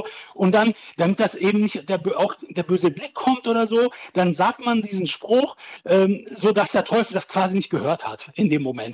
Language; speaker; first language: German; early bilingual, other home language; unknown